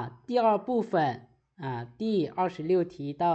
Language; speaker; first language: Chinese; non-native, fluent; Lao